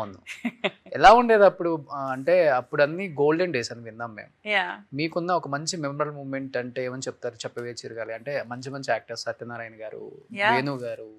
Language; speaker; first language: Telugu; native; Telugu